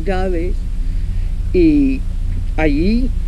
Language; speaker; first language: Spanish; non-native, fluent; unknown